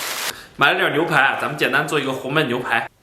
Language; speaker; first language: Chinese; native; Chinese